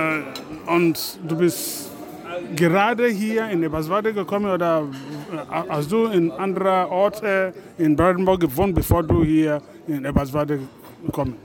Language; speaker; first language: German; non-native, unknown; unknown